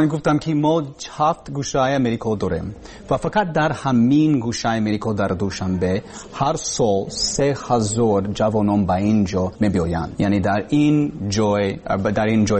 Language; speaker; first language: Persian; non-native, learner; English